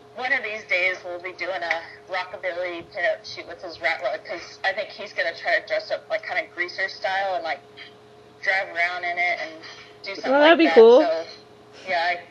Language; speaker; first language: English; native; English